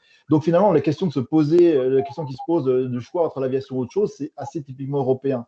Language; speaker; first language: French; native; French